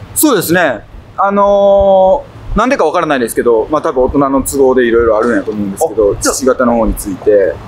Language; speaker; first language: Japanese; native; Japanese